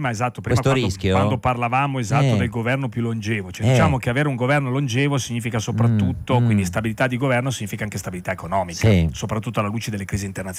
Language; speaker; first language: Italian; native; Italian